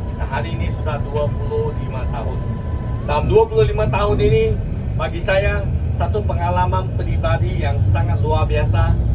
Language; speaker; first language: Malay; non-native, local second language; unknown